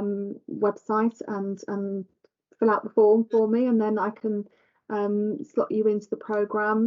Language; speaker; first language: English; native; English